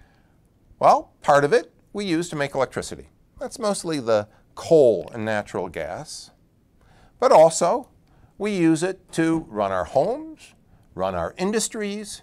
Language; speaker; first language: English; native; English